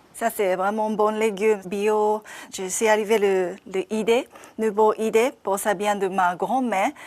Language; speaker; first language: French; non-native, learner; Japanese